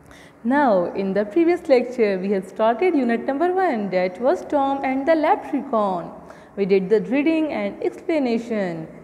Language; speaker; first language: English; non-native, local second language; Urdu